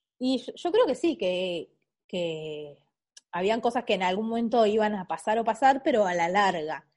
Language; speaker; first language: Spanish; native; Spanish